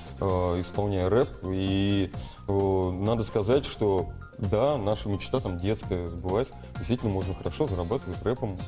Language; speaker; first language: Russian; native; Russian